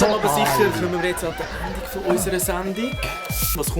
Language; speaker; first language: German; native; German